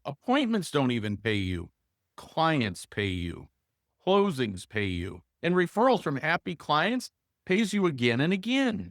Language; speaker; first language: English; native; English